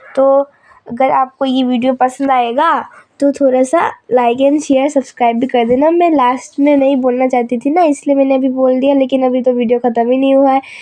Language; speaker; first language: Hindi; non-native, local second language; Manipuri